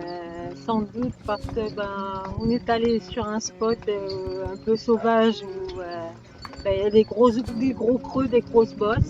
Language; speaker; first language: French; native; French